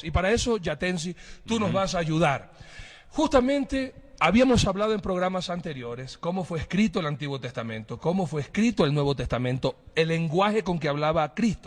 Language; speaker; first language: Spanish; native; Spanish